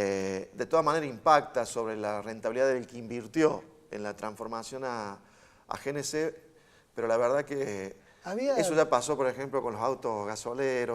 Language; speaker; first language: Spanish; native; Spanish